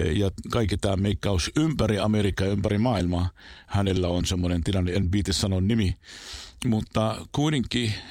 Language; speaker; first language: Finnish; non-native, fluent; Arabic